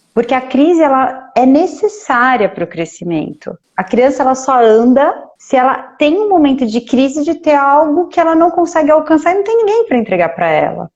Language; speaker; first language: Portuguese; native; Portuguese